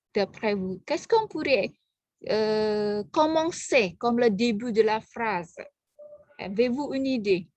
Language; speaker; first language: French; non-native, fluent; Indonesian